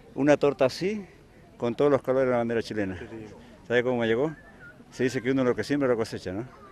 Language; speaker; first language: Spanish; native; Spanish